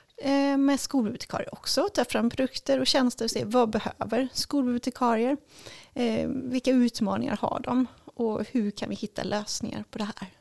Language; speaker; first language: Swedish; native; Swedish